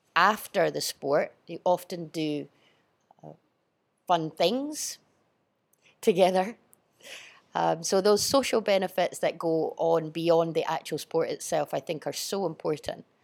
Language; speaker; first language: English; native; English